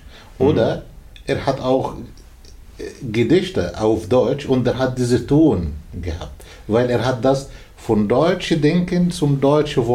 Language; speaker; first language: German; non-native, learner; Arabic